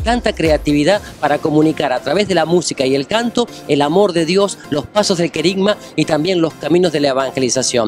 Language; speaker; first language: Spanish; native; Spanish